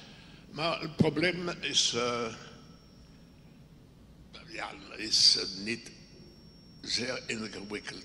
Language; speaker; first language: Dutch; non-native, local second language; French